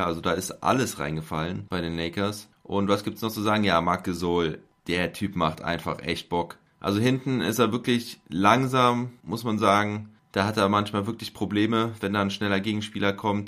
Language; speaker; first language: German; native; German